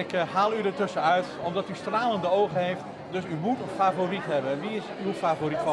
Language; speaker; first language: Dutch; native; Dutch